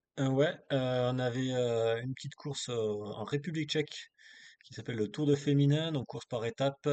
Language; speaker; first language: French; native; French